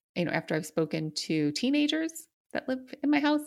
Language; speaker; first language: English; native; English